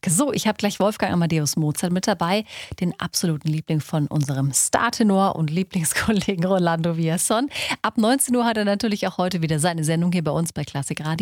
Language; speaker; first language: German; native; German